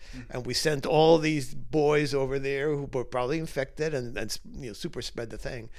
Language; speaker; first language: English; early bilingual, other home language; Spanish